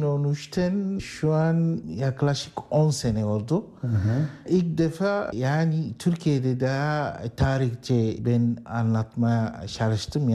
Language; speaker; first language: Turkish; non-native, learner; Arabic